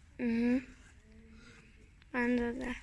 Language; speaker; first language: Turkish; early bilingual, heritage; Turkish